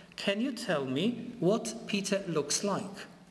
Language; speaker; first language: English; non-native, fluent; Polish